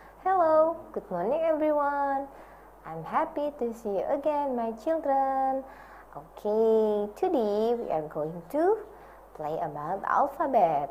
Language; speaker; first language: English; non-native, learner; Indonesian